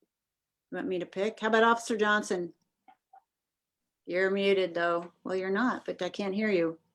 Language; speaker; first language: English; native; English